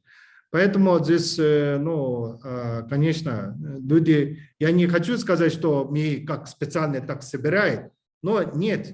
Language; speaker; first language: Russian; non-native, learner; English